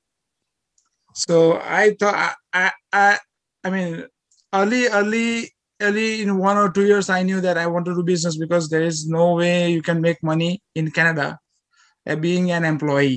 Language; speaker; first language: English; non-native, local second language; Gujarati